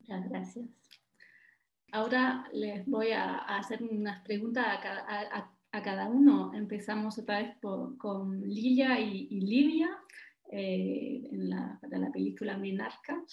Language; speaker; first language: Spanish; non-native, fluent; French